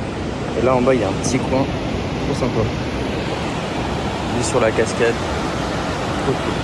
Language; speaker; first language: French; native; French